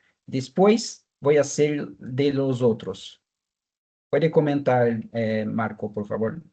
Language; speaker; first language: Spanish; non-native, fluent; Portuguese